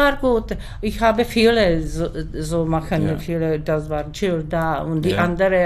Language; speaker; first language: German; non-native, learner; Czech